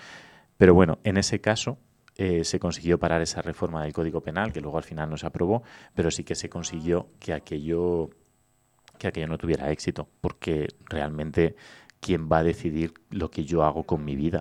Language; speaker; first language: Spanish; native; Spanish